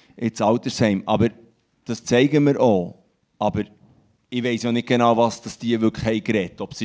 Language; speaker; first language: German; non-native, local second language; French